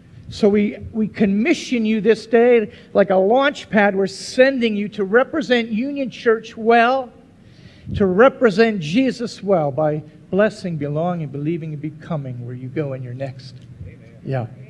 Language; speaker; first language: English; native; English